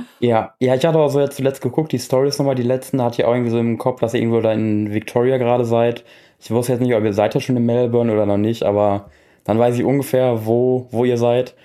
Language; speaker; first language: German; native; German